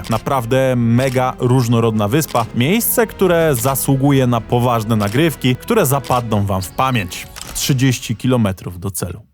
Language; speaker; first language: Polish; native; Polish